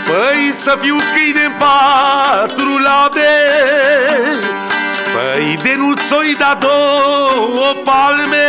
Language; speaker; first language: Romanian; native; Romanian